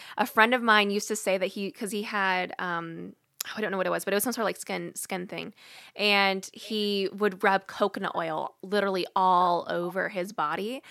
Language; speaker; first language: English; native; English